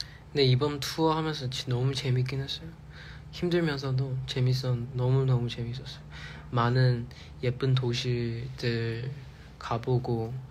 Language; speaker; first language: Korean; non-native, fluent; Chinese